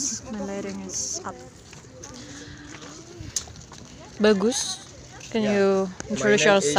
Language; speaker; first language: English; non-native, learner; Indonesian